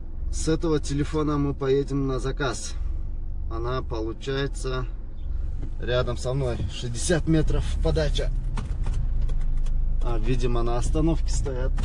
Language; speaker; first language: Russian; non-native, local second language; Kyrgyz